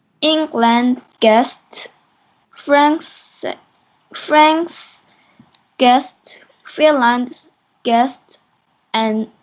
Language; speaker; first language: English; non-native, learner; Korean